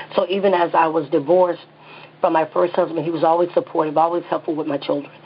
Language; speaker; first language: English; native; English